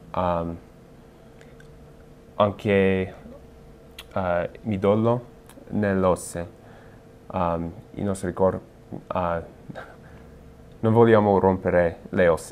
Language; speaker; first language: Italian; non-native, learner; English